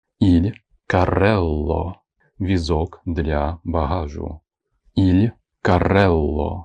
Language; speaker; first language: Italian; non-native, fluent; Ukrainian